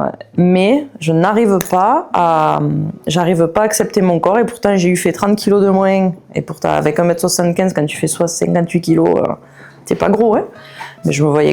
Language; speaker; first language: French; native; French